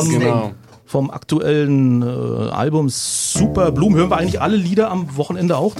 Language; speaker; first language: German; native; German